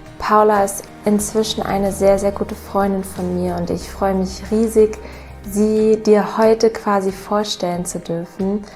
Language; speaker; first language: German; native; German